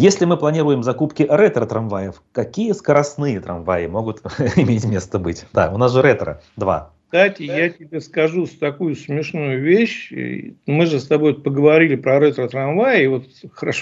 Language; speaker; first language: Russian; native; Russian